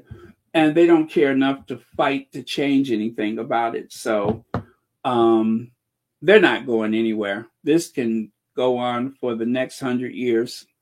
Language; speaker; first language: English; native; English